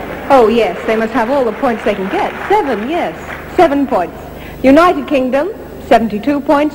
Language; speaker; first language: English; native; English